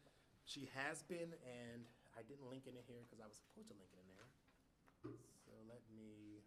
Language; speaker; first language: English; native; English